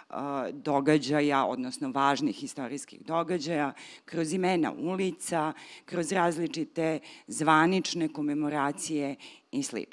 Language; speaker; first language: Serbian; native; Serbian